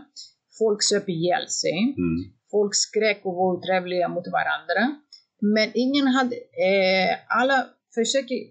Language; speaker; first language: Swedish; non-native, fluent; Greek